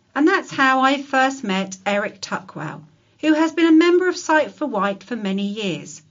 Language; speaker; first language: English; native; English